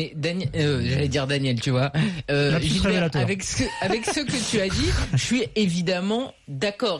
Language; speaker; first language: French; native; French